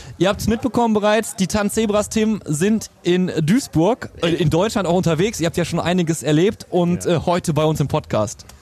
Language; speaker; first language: German; native; German